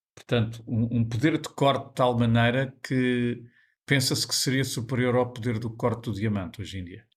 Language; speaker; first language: Portuguese; native; Portuguese